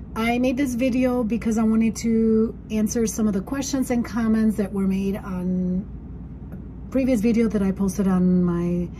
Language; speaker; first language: English; non-native, fluent; Albanian